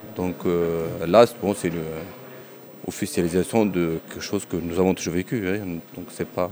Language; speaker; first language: French; early bilingual, other home language; Kurdish